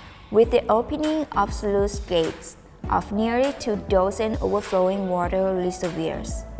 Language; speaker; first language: English; non-native, fluent; Thai